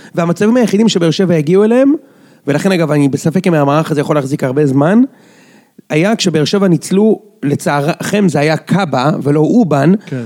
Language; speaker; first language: Hebrew; native; Hebrew